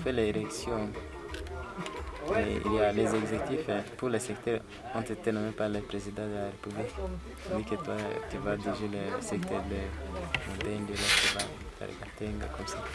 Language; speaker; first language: French; non-native, local second language; Kinyarwanda